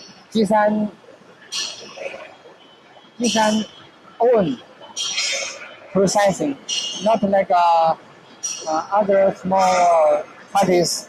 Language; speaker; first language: English; non-native, learner; Chinese